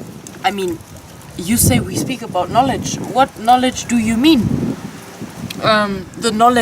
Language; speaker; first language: English; non-native, fluent; German